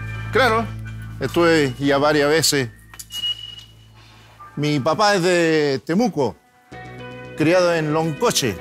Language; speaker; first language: Spanish; early bilingual, heritage; Spanish